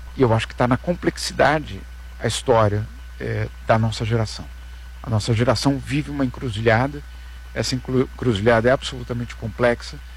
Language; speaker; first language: Portuguese; native; Portuguese